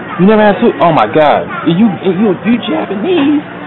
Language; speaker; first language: English; native; English